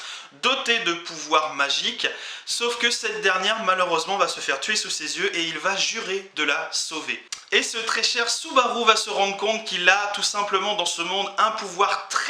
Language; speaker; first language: French; native; French